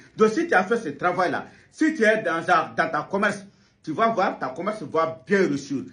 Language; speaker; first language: French; non-native, local second language; Bambara